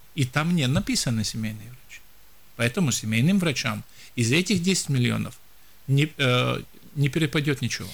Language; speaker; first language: Russian; non-native, local second language; Latvian